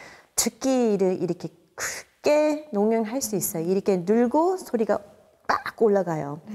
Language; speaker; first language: Korean; non-native, fluent; English